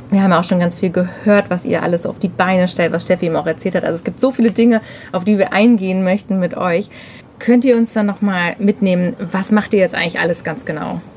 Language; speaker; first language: German; native; German